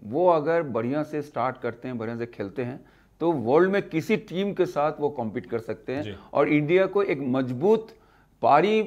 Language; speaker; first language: Hindi; native; Hindi